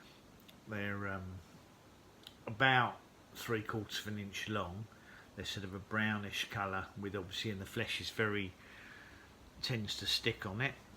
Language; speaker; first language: English; native; English